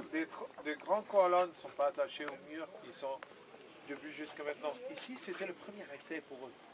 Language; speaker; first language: French; non-native, fluent; Arabic